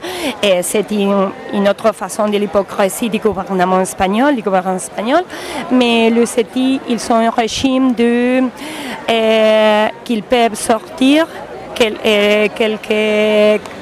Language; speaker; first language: French; non-native, learner; Spanish